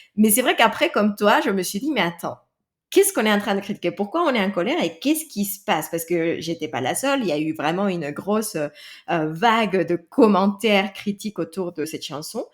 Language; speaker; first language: French; non-native, fluent; Spanish